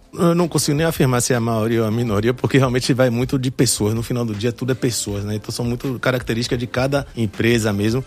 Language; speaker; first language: Portuguese; early bilingual, other home language; French